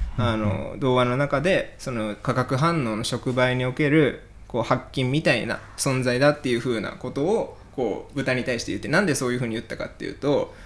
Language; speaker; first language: Japanese; native; Japanese